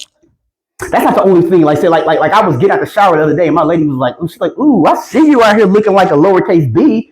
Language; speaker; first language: English; native; English